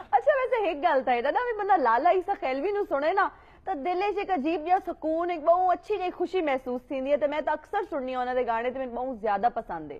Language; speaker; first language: Punjabi; non-native, local second language; Saraiki